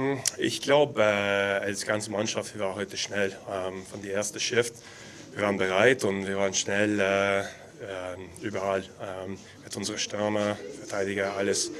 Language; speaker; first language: German; non-native, learner; English